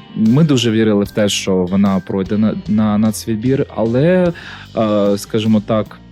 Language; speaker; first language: Ukrainian; native; Ukrainian